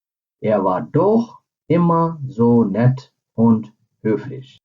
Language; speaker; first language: German; non-native, fluent; Urdu